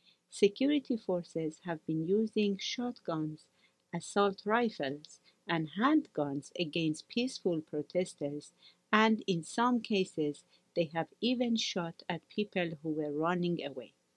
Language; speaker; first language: English; non-native, fluent; Persian